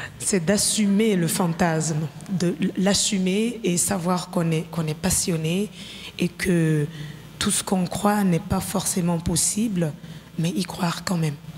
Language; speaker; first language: French; non-native, local second language; Bambara